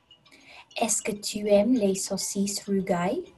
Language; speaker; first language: French; non-native, learner; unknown